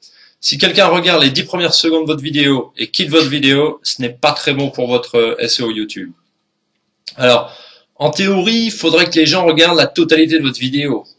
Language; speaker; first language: French; native; French